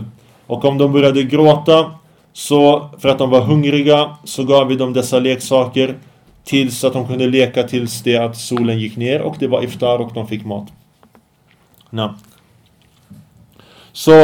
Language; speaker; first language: Swedish; early bilingual, other home language; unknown